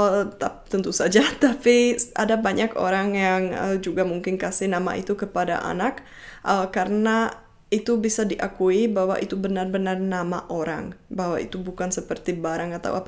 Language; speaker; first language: Indonesian; non-native, fluent; Czech